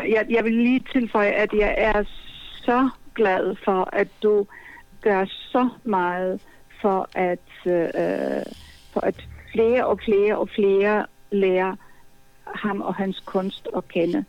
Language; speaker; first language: Danish; non-native, fluent; Polish